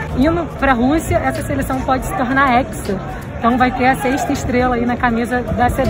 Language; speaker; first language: Portuguese; native; Portuguese